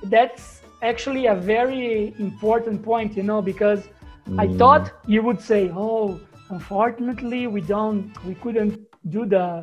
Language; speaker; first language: English; non-native, fluent; Portuguese